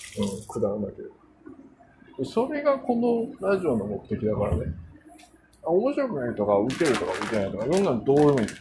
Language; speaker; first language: Japanese; non-native, fluent; Korean